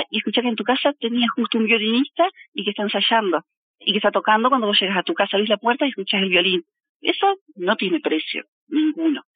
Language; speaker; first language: Spanish; native; Spanish